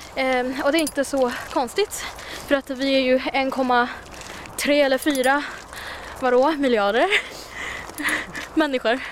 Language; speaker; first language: Swedish; non-native, fluent; Chinese